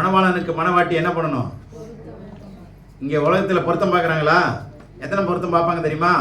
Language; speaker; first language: Tamil; native; Tamil